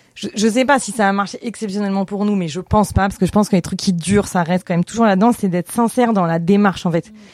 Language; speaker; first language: French; native; French